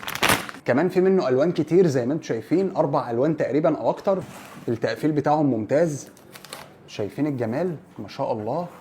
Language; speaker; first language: Arabic; native; Arabic